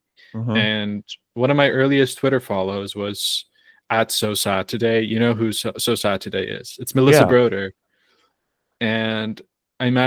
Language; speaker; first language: English; non-native, fluent; Croatian